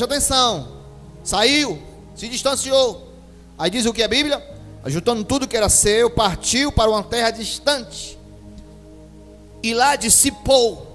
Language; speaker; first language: Portuguese; native; Portuguese